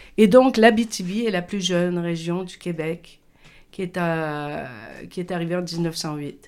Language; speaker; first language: French; native; French